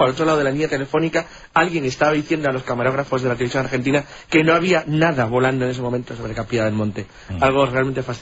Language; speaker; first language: Spanish; native; Spanish